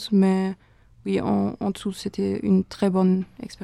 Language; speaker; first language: French; non-native, fluent; German